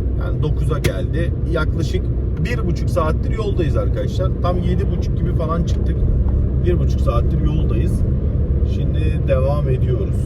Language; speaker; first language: Turkish; early bilingual, heritage; Turkish